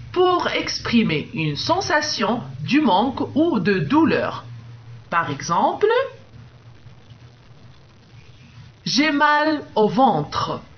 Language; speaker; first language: French; non-native, local second language; Arabic